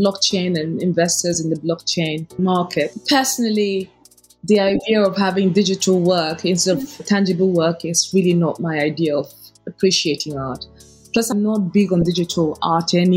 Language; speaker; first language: English; non-native, local second language; Igbo